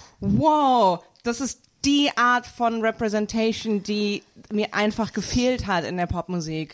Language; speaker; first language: German; native; German